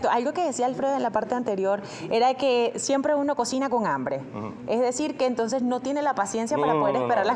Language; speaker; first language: Spanish; native; Spanish